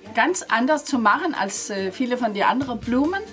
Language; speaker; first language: German; non-native, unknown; Danish